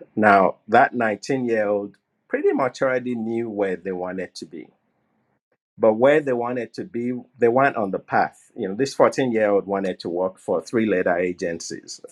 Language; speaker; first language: English; non-native, local second language; Yoruba